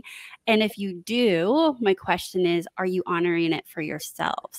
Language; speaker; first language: English; native; English